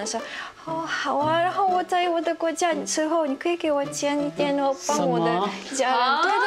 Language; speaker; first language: Chinese; non-native, fluent; Russian